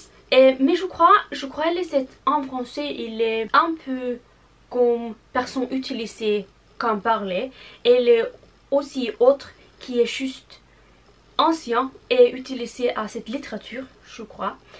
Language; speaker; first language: French; non-native, learner; English